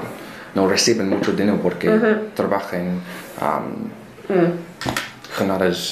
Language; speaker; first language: Spanish; non-native, learner; English